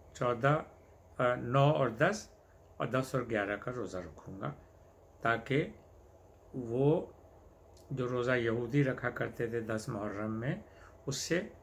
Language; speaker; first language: Hindi; native; Hindi